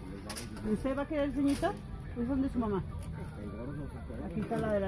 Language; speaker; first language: Spanish; native; Spanish